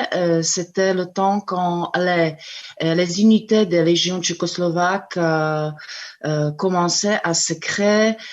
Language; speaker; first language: French; non-native, fluent; Czech